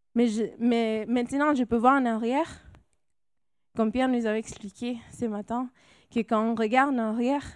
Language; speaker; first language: French; non-native, fluent; English